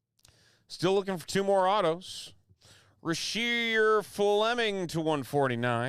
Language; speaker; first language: English; native; English